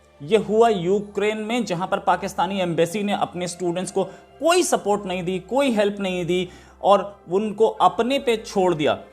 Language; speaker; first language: Hindi; native; Hindi